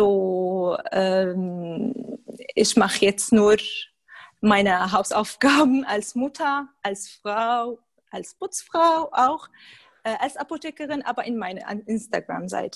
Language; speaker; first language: German; non-native, fluent; Arabic